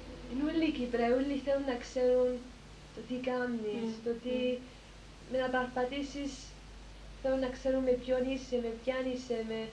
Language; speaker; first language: Greek; early bilingual, heritage; Greek